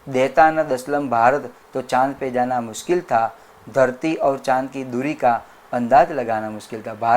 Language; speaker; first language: Hindi; non-native, local second language; Gujarati